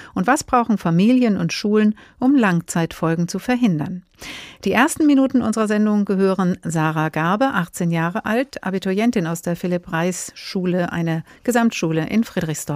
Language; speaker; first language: German; native; German